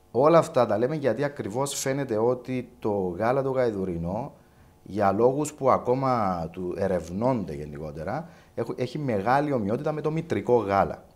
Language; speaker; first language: Greek; native; Greek